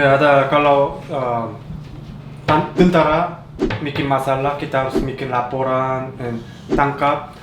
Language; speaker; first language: Indonesian; non-native, learner; Korean